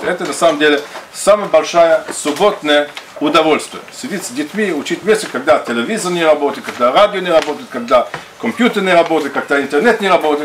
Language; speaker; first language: Russian; non-native, fluent; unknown